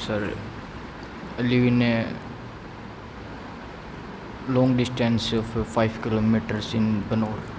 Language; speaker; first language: English; non-native, learner; Haryanvi